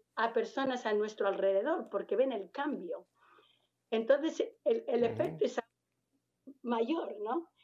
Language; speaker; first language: Spanish; native; Spanish